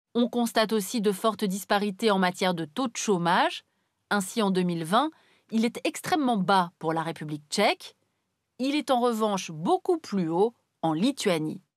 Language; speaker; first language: French; native; French